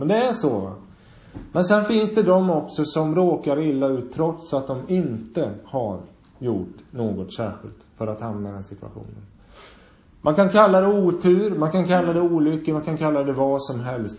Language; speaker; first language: Swedish; native; Swedish